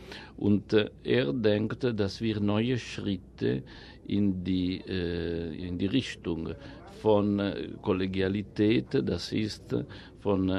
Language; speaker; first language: German; non-native, fluent; Italian